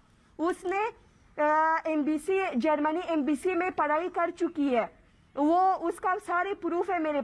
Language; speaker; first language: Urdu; non-native, fluent; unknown